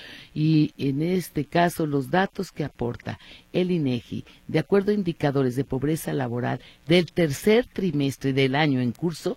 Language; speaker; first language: Spanish; native; Spanish